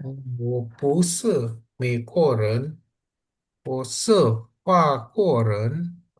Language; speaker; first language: Chinese; non-native, learner; Indonesian